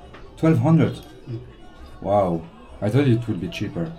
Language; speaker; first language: English; non-native, fluent; French